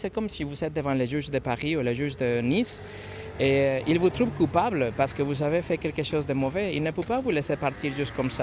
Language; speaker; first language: French; non-native, fluent; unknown